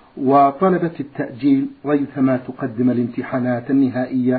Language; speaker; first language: Arabic; native; Arabic